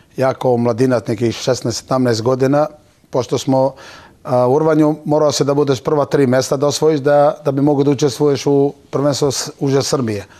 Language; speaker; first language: Bosnian; non-native, local second language; Turkish